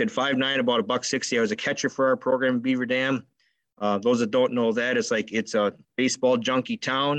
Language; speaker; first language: English; native; English